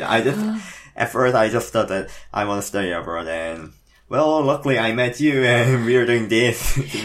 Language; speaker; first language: English; non-native, fluent; Korean